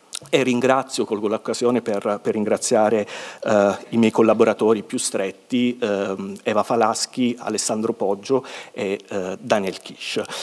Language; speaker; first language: Italian; native; Italian